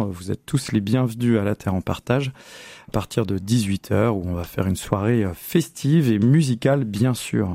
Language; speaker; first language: French; native; French